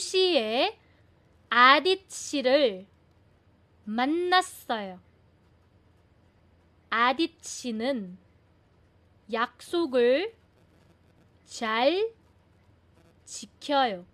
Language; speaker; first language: Korean; non-native, fluent; Filipino